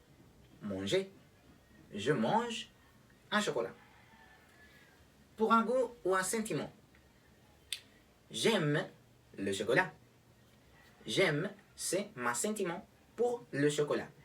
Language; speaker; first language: French; non-native, fluent; Spanish